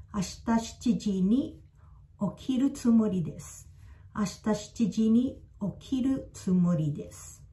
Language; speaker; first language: Japanese; non-native, fluent; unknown